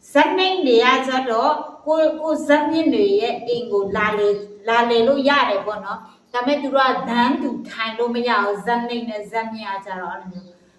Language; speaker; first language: Burmese; non-native, local second language; Kachin